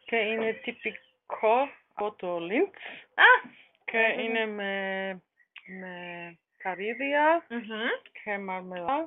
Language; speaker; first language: Greek; non-native, learner; German